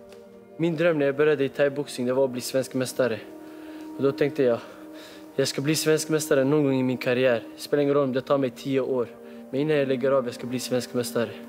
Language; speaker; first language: Swedish; non-native, local second language; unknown